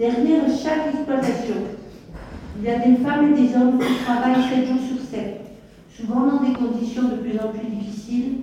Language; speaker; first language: French; native; French